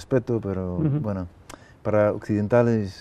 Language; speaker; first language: Spanish; non-native, fluent; English